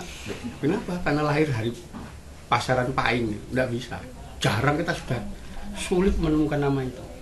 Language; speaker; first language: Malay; non-native, local second language; Javanese